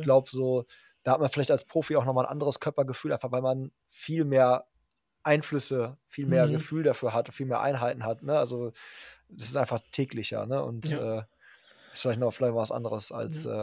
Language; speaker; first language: German; native; German